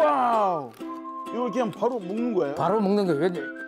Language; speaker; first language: Korean; non-native, fluent; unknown